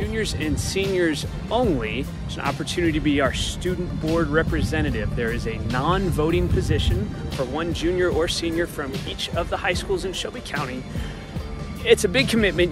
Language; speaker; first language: English; native; English